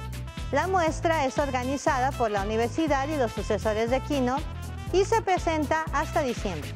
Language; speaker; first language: Spanish; native; Spanish